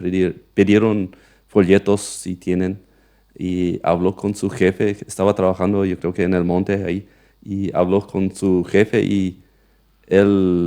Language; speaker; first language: Spanish; non-native, local second language; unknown